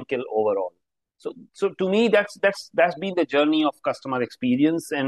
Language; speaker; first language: English; non-native, local second language; Hindi